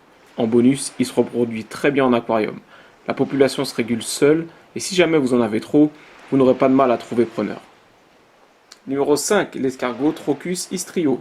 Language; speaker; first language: French; native; French